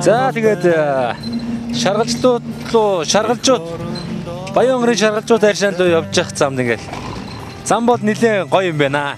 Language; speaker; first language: Mongolian; native; Mongolian